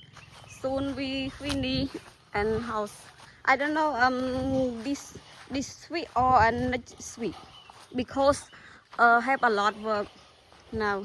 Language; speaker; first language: English; non-native, learner; Khmer